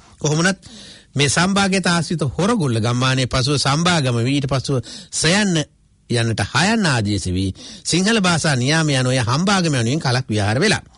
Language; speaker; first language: Sinhala; native; Sinhala